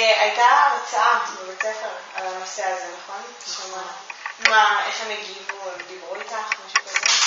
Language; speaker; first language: Hebrew; native; Hebrew